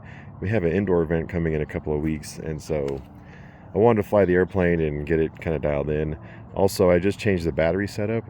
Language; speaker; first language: English; native; English